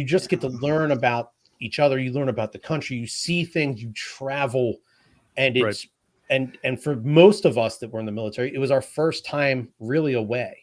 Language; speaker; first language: English; native; English